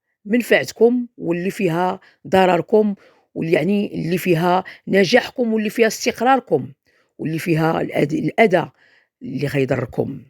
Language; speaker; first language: Arabic; native; Arabic